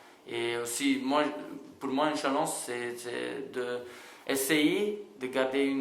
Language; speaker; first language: French; non-native, local second language; Dutch